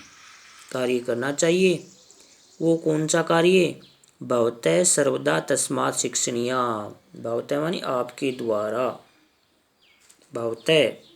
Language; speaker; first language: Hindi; native; Hindi